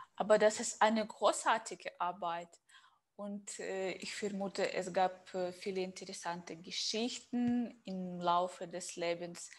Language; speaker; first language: German; non-native, fluent; Russian